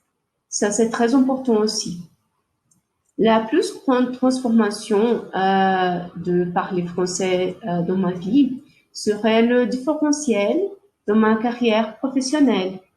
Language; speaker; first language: French; non-native, fluent; Portuguese